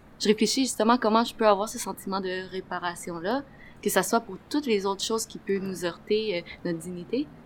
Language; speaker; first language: French; native; French